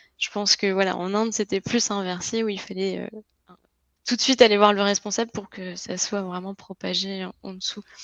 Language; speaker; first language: French; native; French